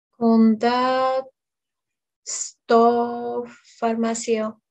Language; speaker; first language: Greek; non-native, learner; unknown